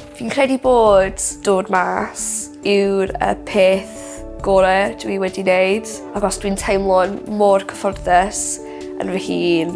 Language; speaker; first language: Welsh; non-native, local second language; English